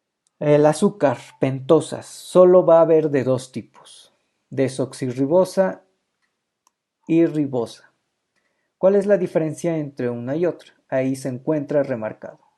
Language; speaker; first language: Spanish; native; Spanish